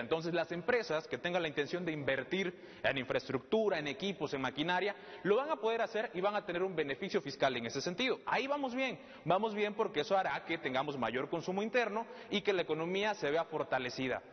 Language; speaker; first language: Spanish; native; Spanish